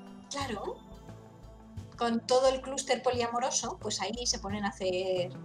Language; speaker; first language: Spanish; native; Spanish